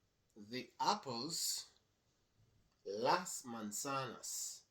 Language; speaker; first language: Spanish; non-native, learner; English